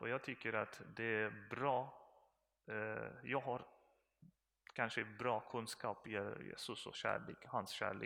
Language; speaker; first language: Swedish; non-native, learner; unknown